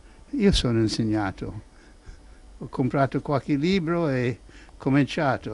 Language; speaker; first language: Italian; non-native, fluent; English